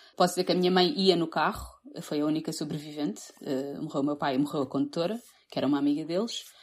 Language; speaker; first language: Portuguese; native; Portuguese